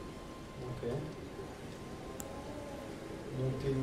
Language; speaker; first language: French; native; French